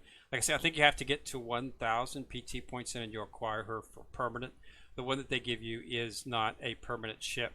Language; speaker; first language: English; native; English